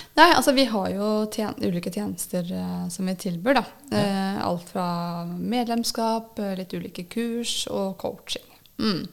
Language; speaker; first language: Norwegian; native; Norwegian